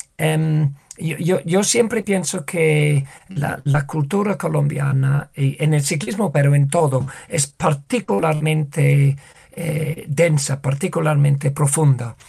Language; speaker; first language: Spanish; non-native, fluent; English